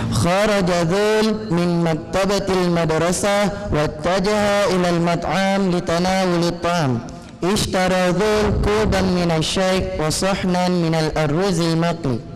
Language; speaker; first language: Arabic; non-native, learner; Malay